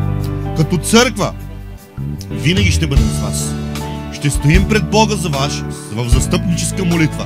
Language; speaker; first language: Bulgarian; native; Bulgarian